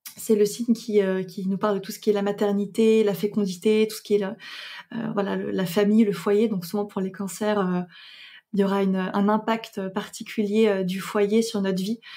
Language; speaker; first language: French; native; French